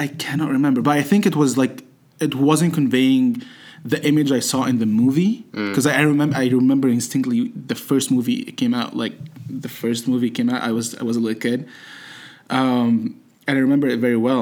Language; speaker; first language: English; non-native, fluent; Arabic